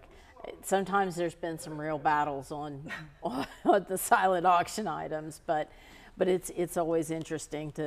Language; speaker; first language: English; native; English